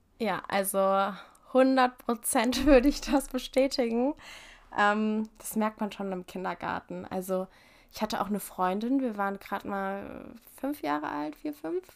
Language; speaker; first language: German; early bilingual, heritage; German